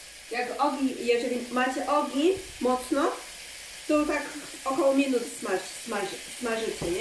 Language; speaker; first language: Polish; non-native, learner; Chinese